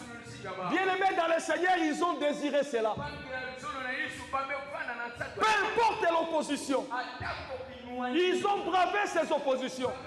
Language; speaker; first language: French; non-native, local second language; Lingala